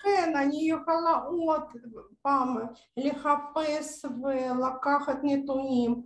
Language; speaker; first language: Hebrew; non-native, learner; Russian